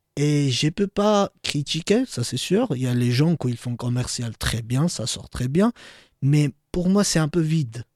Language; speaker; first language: French; non-native, fluent; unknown